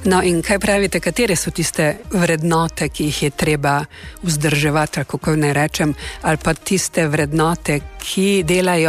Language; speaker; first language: Slovenian; native; Slovenian